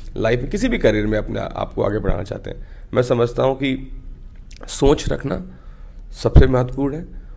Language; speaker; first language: Hindi; native; Hindi